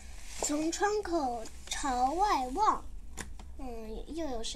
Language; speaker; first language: Chinese; native; Chinese